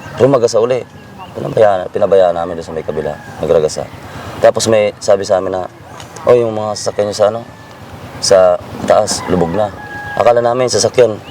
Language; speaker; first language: Filipino; non-native, local second language; Masbatenyo